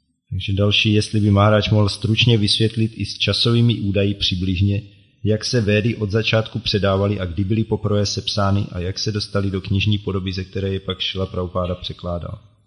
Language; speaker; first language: Czech; native; Czech